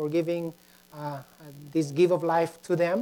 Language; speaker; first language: English; non-native, local second language; Pampanga